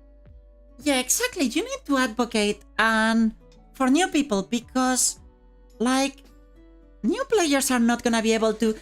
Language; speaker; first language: English; non-native, fluent; Spanish